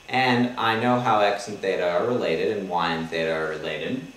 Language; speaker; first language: English; native; English